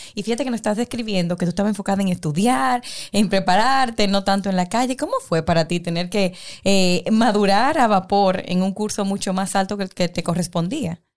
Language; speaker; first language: Spanish; native; Spanish